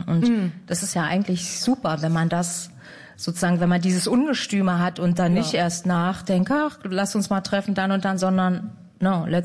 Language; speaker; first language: German; native; German